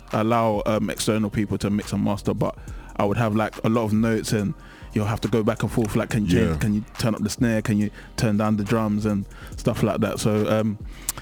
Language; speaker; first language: English; native; English